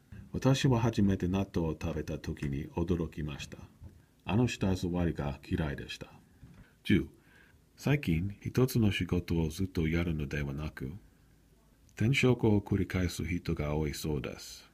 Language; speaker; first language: Japanese; non-native, learner; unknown